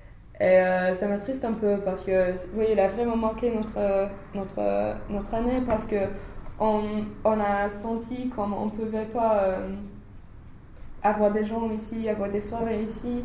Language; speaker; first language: French; non-native, fluent; English